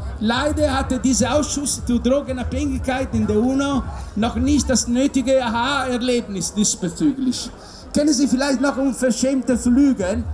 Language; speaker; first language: German; non-native, learner; Italian